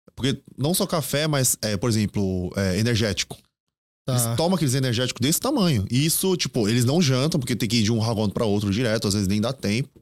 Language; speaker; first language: Portuguese; native; Portuguese